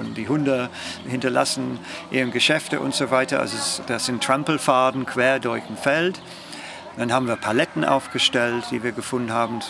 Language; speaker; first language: German; non-native, fluent; English